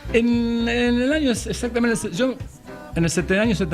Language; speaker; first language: Spanish; native; Spanish